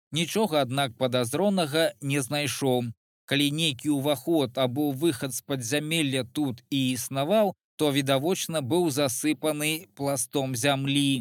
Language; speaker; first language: Belarusian; native; Belarusian